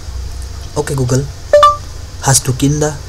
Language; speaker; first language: German; non-native, learner; Indonesian